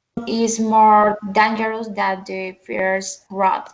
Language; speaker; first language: English; non-native, learner; Spanish